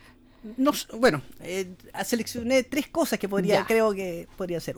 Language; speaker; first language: Spanish; native; Spanish